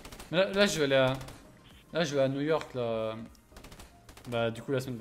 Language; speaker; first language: French; native; French